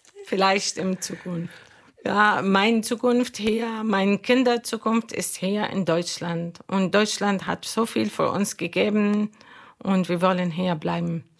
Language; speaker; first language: German; non-native, learner; Arabic